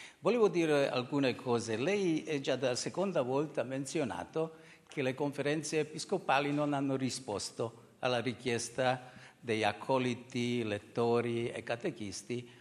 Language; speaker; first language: Italian; non-native, fluent; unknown